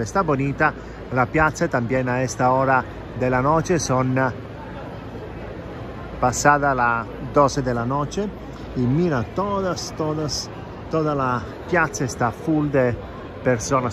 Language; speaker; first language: Spanish; non-native, fluent; Italian